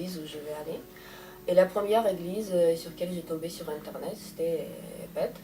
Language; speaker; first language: French; non-native, fluent; Russian